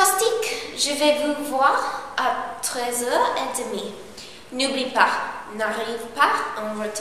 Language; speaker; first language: French; non-native, learner; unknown